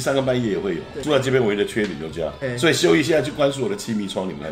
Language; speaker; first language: Chinese; native; Chinese